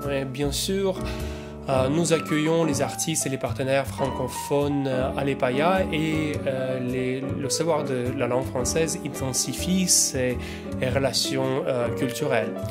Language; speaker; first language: French; non-native, fluent; Russian